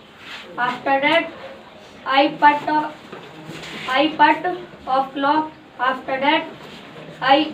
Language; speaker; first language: English; non-native, learner; Hindi